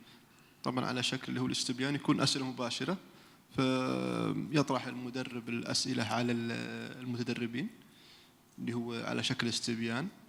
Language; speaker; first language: Arabic; native; Arabic